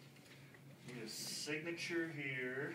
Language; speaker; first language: English; native; English